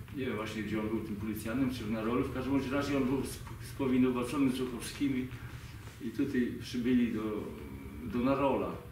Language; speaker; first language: Polish; native; Polish